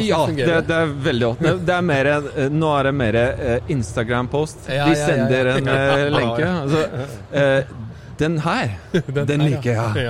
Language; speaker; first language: Norwegian; non-native, fluent; Polish